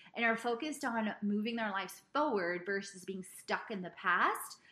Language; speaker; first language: English; native; English